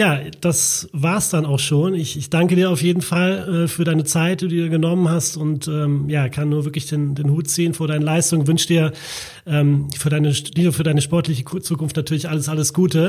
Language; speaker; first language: German; native; German